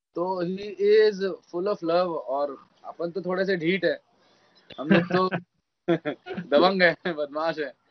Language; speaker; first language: Hindi; native; Hindi